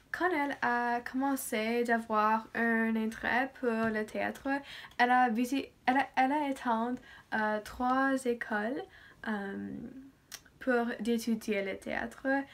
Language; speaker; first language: French; non-native, learner; English